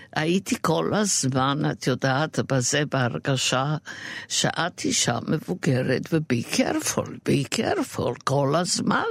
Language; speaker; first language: Hebrew; non-native, fluent; Yiddish